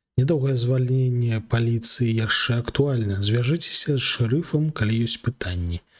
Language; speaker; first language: Belarusian; non-native, local second language; Russian